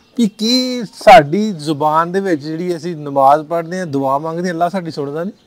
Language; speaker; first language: Punjabi; native; Punjabi